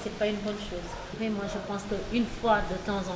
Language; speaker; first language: French; native; French